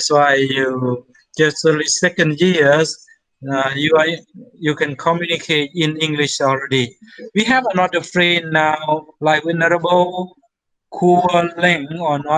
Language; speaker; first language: English; non-native, fluent; Thai